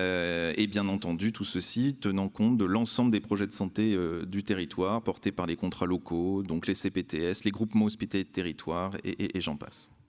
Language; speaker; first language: French; native; French